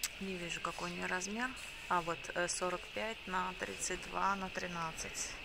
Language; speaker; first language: Russian; native; Russian